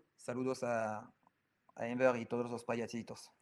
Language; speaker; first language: Spanish; non-native, fluent; French